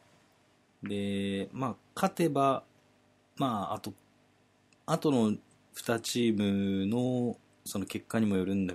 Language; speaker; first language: Japanese; native; Japanese